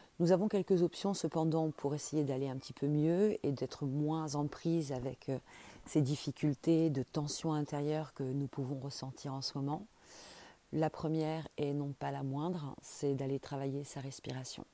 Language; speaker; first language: French; native; French